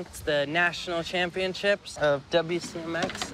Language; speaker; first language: English; native; English